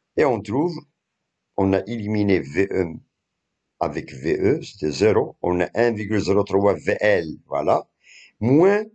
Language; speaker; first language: French; non-native, local second language; Arabic